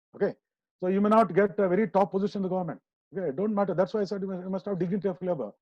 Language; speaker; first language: English; non-native, local second language; Kannada